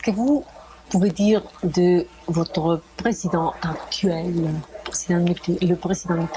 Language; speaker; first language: French; non-native, fluent; Spanish